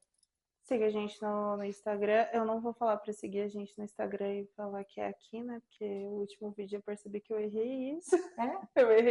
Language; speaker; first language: Portuguese; native; Portuguese